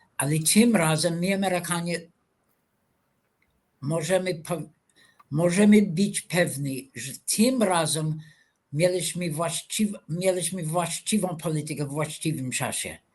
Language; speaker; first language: Polish; non-native, fluent; English